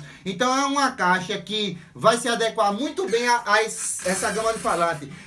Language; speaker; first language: Portuguese; native; Portuguese